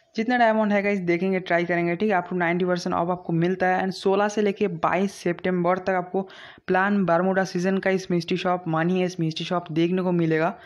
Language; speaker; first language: Hindi; non-native, local second language; Bangla